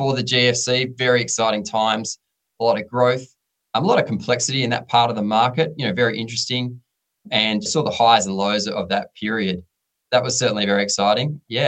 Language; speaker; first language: English; native; English